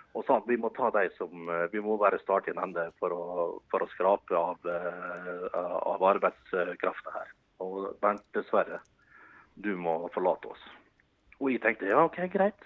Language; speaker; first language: Norwegian; early bilingual, other home language; Dutch